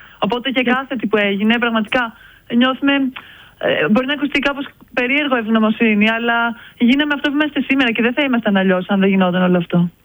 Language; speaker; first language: Greek; native; Greek